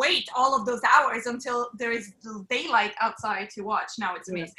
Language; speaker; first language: English; non-native, fluent; German